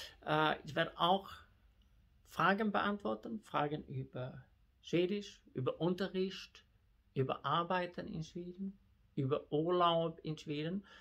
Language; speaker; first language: German; non-native, learner; Swedish